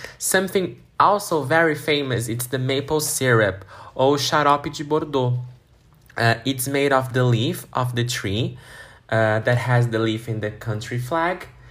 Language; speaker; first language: English; non-native, fluent; Portuguese